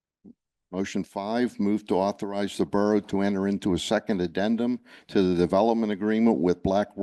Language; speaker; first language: English; native; English